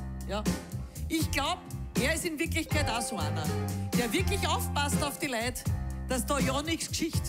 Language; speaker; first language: German; native; German